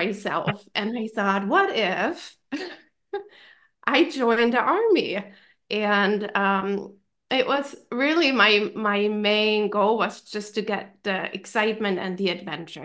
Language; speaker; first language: English; non-native, fluent; German